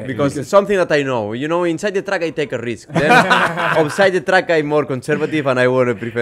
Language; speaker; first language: English; non-native, fluent; Spanish